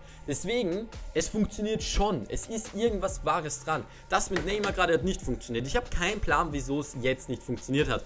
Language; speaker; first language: German; native; German